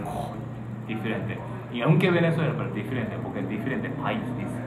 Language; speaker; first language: Spanish; non-native, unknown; Japanese